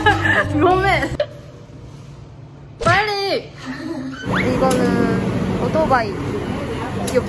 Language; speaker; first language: Korean; non-native, learner; Chinese